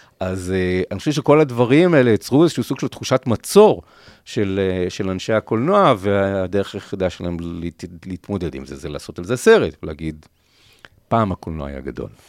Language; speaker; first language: Hebrew; native; Hebrew